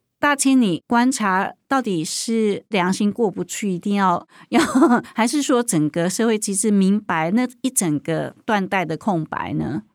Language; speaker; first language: Chinese; native; Chinese